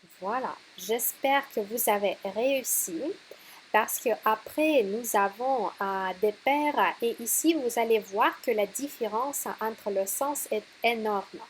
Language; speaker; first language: French; non-native, fluent; Russian